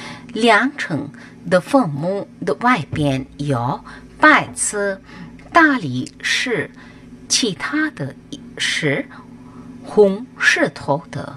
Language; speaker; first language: Chinese; non-native, learner; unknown